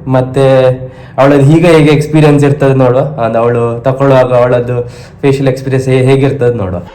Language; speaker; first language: Kannada; native; Kannada